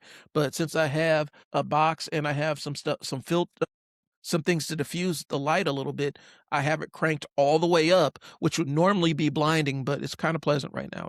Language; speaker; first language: English; native; English